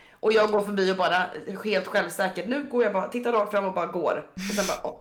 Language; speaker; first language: Swedish; native; Swedish